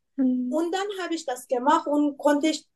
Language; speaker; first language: German; non-native, learner; Persian